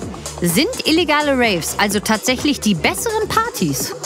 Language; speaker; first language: German; native; German